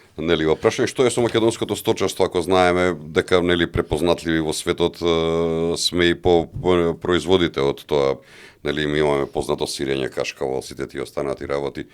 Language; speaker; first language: Macedonian; native; Macedonian